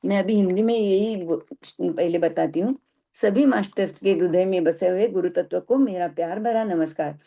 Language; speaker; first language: Hindi; non-native, local second language; Marathi